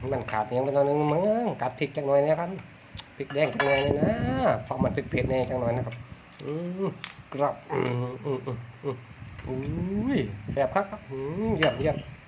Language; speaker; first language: Thai; native; Thai